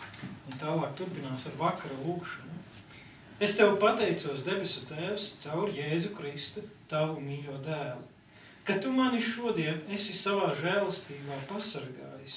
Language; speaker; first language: Latvian; native; Latvian